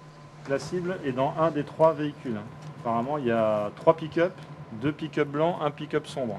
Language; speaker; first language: French; native; French